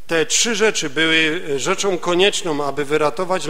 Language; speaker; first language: Polish; native; Polish